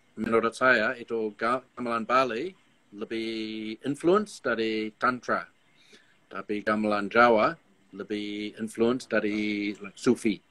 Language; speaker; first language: Indonesian; non-native, learner; English